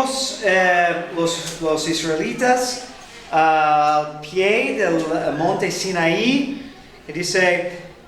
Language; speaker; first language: Spanish; non-native, fluent; English